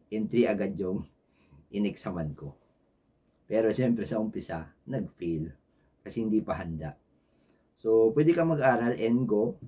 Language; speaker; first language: Filipino; native; Filipino